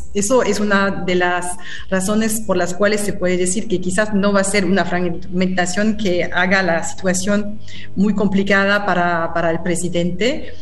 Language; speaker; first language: Spanish; non-native, fluent; French